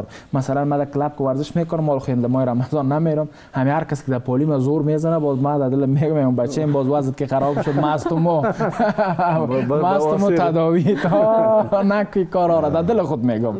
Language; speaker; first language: Persian; native; Persian